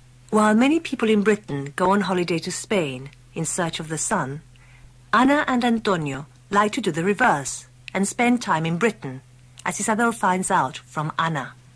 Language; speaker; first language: English; native; English